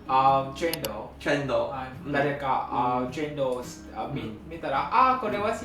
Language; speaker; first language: Japanese; non-native, learner; Vietnamese